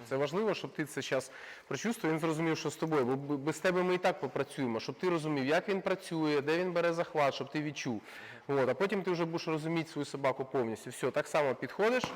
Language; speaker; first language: Ukrainian; non-native, local second language; Russian